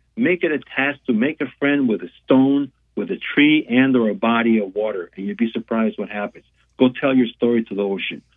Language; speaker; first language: English; non-native, fluent; Spanish